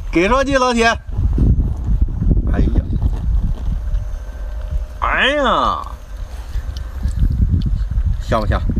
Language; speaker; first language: Chinese; native; Chinese